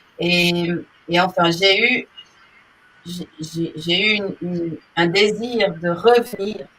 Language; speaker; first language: French; non-native, fluent; Portuguese